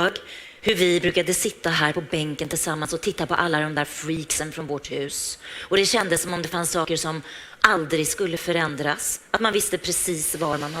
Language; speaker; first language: Swedish; native; Swedish